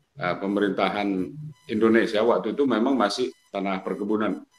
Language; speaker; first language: Indonesian; non-native, local second language; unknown